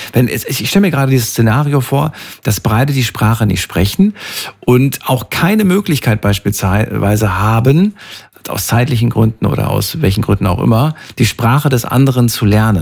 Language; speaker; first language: German; native; German